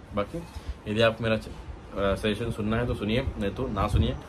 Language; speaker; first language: Hindi; non-native, local second language; Marathi